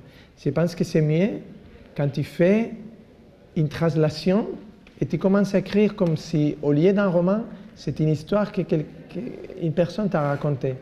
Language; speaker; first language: French; non-native, fluent; Spanish